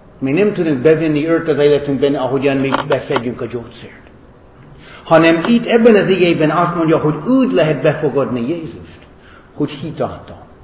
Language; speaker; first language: Hungarian; non-native, fluent; English